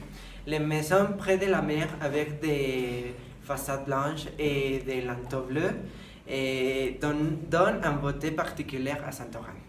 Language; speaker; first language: French; non-native, learner; Spanish